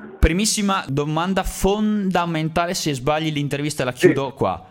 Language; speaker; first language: Italian; native; Italian